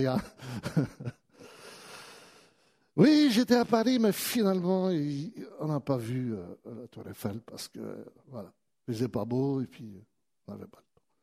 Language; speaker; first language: French; native; French